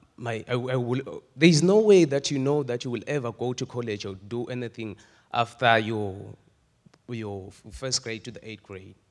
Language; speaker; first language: English; non-native, local second language; Swati